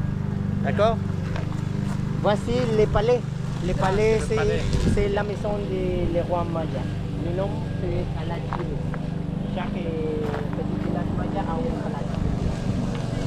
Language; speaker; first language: French; non-native, learner; Spanish